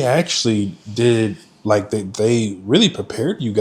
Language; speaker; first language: English; native; English